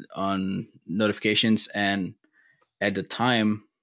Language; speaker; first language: English; non-native, fluent; Portuguese